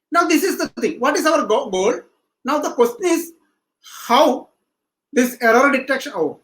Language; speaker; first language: English; non-native, local second language; Malayalam